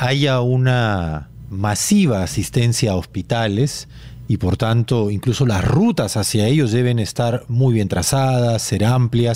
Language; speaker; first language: Spanish; native; Spanish